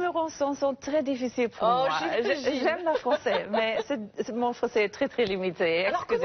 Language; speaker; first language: French; non-native, learner; English